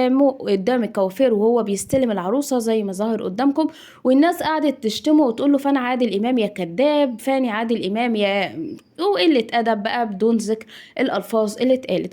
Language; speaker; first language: Arabic; native; Arabic